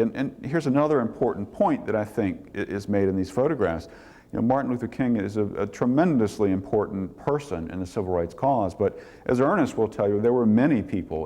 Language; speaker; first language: English; native; English